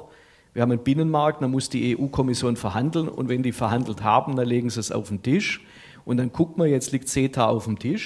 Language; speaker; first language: German; native; German